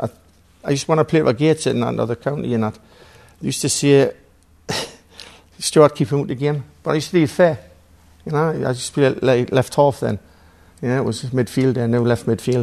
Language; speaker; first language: English; native; English